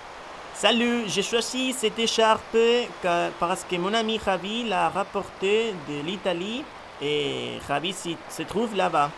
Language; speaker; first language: French; non-native, fluent; Spanish